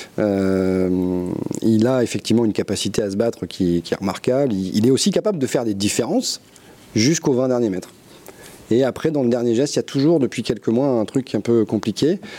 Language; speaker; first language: French; native; French